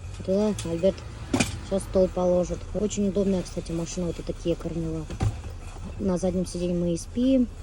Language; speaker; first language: Russian; non-native, local second language; Bashkir